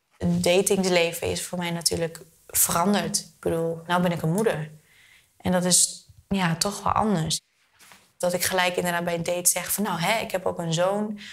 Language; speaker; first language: Dutch; native; Dutch